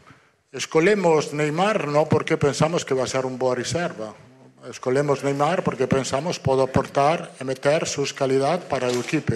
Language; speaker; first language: Portuguese; non-native, fluent; Italian